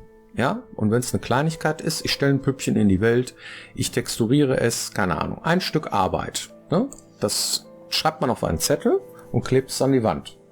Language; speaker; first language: German; native; German